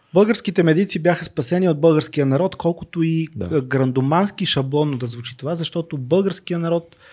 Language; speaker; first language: Bulgarian; native; Bulgarian